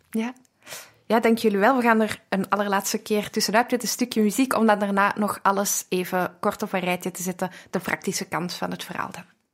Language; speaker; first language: Dutch; native; Dutch